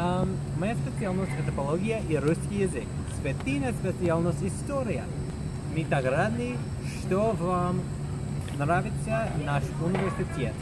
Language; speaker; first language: Russian; non-native, learner; English